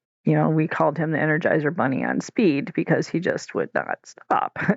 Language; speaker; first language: English; native; English